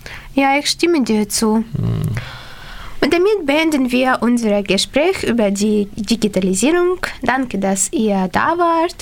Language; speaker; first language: German; non-native, learner; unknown